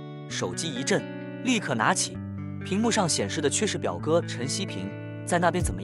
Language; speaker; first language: Chinese; native; Chinese